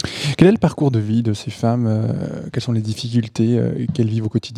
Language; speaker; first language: French; native; French